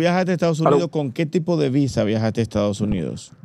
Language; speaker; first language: Spanish; native; Spanish